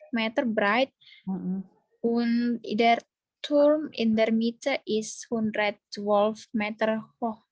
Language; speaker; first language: German; non-native, learner; Indonesian